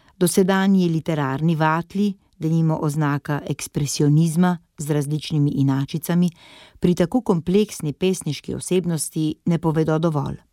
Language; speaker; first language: Slovenian; native; Slovenian